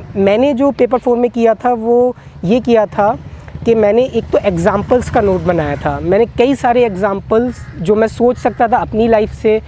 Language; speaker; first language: Hindi; native; Hindi